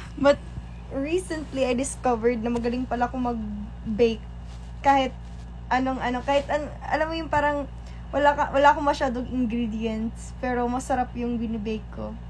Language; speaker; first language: Filipino; non-native, local second language; Cebuano